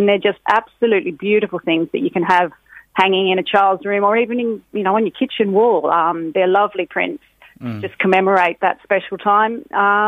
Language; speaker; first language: English; native; English